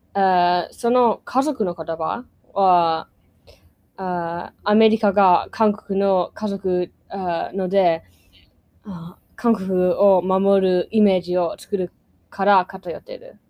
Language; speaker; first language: Japanese; non-native, learner; English